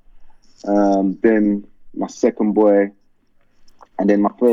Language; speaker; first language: English; early bilingual, other home language; French